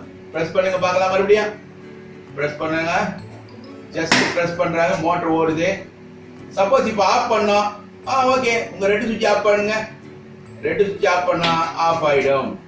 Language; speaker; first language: Tamil; native; Tamil